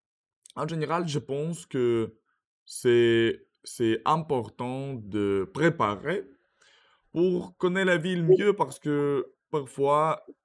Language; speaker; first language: French; non-native, learner; Russian